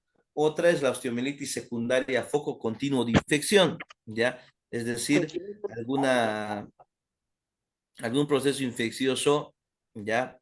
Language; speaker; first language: Spanish; native; Spanish